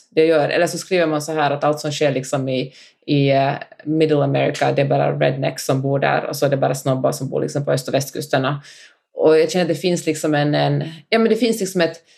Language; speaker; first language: Swedish; native; Swedish